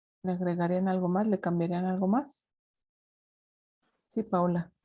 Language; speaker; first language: Spanish; native; Spanish